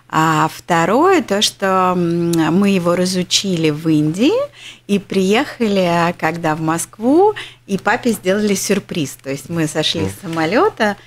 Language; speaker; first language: Russian; native; Russian